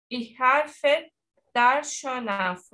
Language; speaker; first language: German; non-native, learner; Turkish